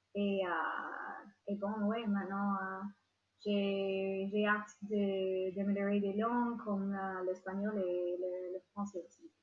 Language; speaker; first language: French; non-native, fluent; English